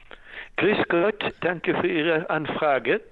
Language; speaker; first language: German; non-native, fluent; Swedish